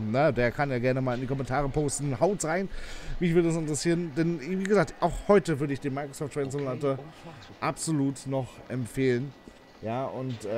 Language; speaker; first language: German; native; German